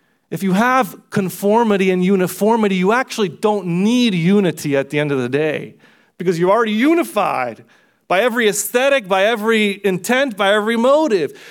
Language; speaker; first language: English; early bilingual, other home language; Romanian